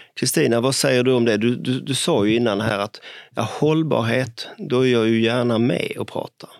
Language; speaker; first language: Swedish; native; Swedish